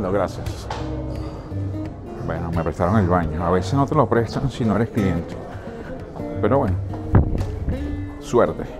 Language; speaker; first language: Spanish; native; Spanish